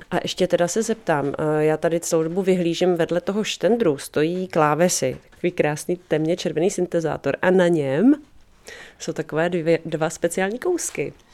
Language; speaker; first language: Czech; native; Czech